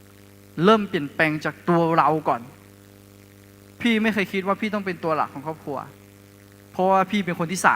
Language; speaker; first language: Thai; non-native, local second language; Akha